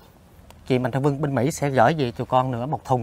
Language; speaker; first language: Vietnamese; native; Vietnamese